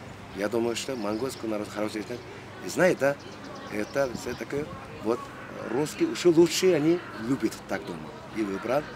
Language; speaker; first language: Russian; non-native, learner; Mongolian